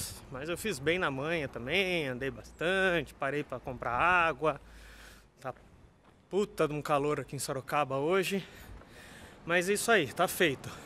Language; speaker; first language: Portuguese; native; Portuguese